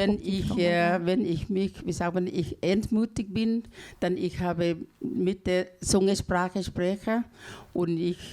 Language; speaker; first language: German; non-native, learner; Thai